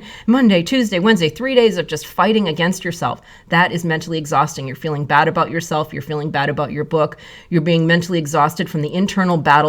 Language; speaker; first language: English; native; English